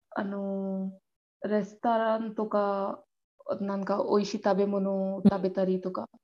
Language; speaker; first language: Japanese; non-native, learner; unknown